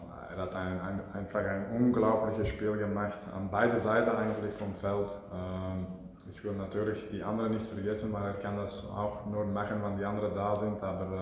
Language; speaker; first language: German; non-native, fluent; Dutch